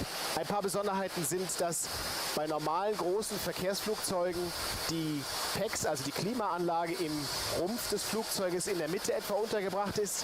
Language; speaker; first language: German; native; German